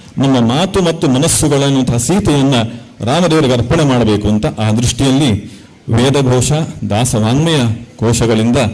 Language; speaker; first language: Kannada; native; Kannada